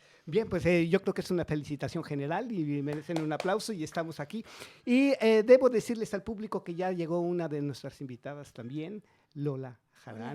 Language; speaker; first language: Spanish; native; Spanish